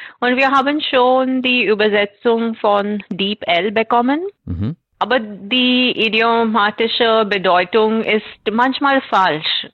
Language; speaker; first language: German; non-native, fluent; Marathi